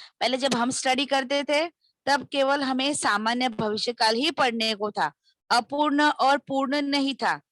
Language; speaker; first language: Hindi; non-native, local second language; Marathi